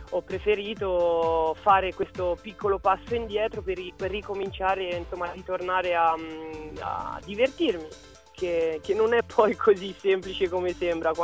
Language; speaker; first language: Italian; early bilingual, other home language; French